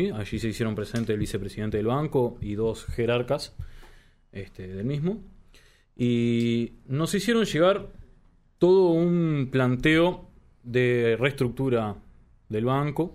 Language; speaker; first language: Spanish; native; Spanish